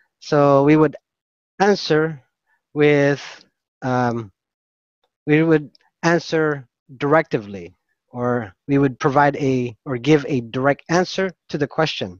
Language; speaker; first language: English; non-native, fluent; Filipino